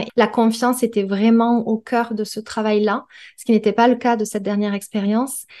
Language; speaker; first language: French; native; French